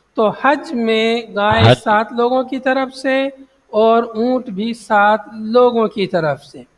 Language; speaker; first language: Urdu; native; Urdu